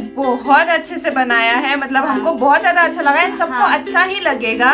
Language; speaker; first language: Hindi; non-native, local second language; Bodo